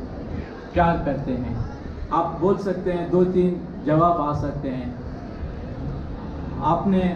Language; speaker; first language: Hindi; non-native, local second language; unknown